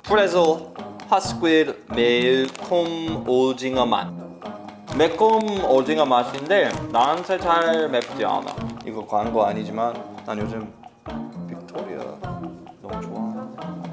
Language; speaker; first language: Korean; non-native, fluent; English